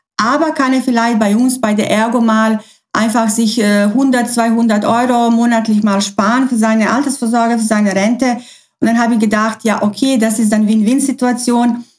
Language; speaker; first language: German; early bilingual, other home language; Croatian